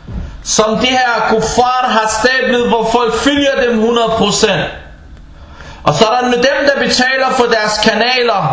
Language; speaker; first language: Danish; non-native, local second language; Arabic